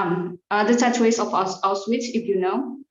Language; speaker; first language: English; non-native, fluent; Indonesian